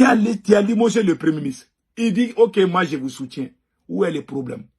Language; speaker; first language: French; non-native, local second language; Bambara